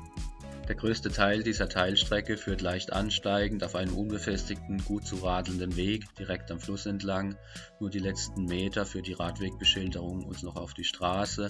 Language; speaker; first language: German; native; German